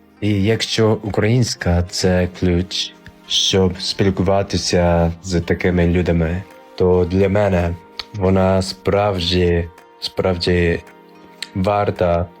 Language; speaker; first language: Ukrainian; non-native, learner; Japanese